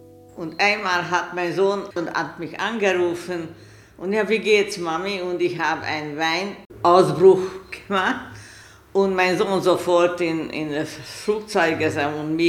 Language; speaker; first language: German; non-native, learner; Hungarian